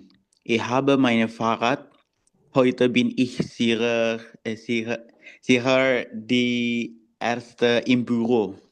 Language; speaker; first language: German; non-native, learner; Indonesian